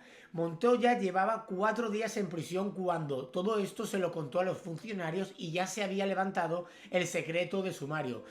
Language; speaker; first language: Spanish; native; Spanish